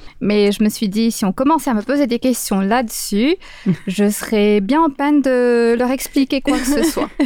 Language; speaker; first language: French; native; French